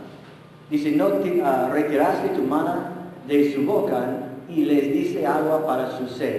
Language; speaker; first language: Spanish; non-native, fluent; English